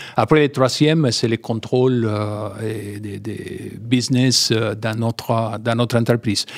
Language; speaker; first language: French; non-native, fluent; Spanish